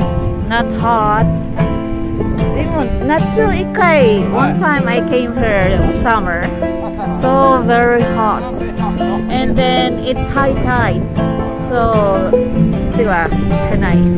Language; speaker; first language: English; non-native, learner; Filipino